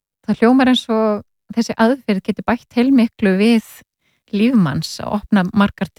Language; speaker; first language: Icelandic; native; Icelandic